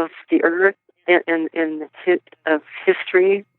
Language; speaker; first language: English; native; English